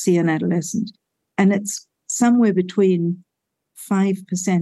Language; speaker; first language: English; native; English